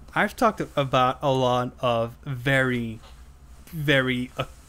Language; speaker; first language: English; non-native, fluent; French